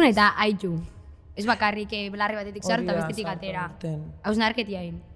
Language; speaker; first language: Basque; native; Basque